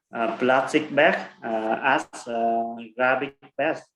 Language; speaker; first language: English; non-native, learner; Vietnamese